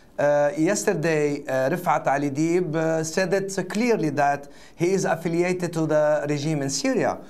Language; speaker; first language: English; non-native, fluent; Arabic